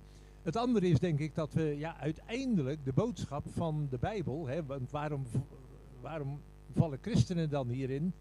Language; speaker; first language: Dutch; native; Dutch